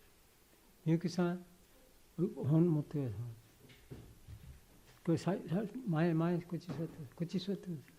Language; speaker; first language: Japanese; non-native, learner; Bangla